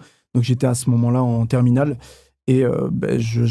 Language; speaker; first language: French; native; French